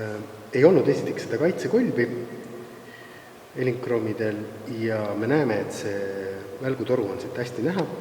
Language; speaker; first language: Estonian; native; Estonian